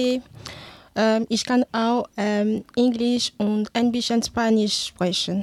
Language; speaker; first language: German; non-native, learner; French